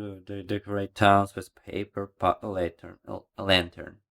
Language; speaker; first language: English; non-native, learner; Ukrainian